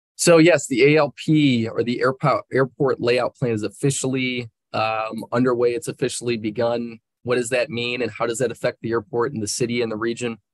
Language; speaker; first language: English; native; English